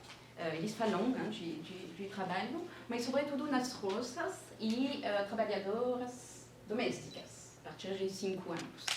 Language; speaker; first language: Portuguese; non-native, fluent; French